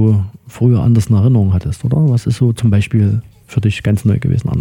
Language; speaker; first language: German; native; German